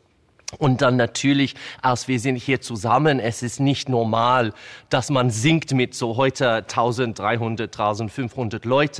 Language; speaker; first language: German; non-native, learner; English